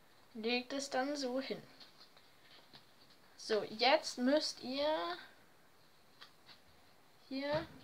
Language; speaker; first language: German; native; German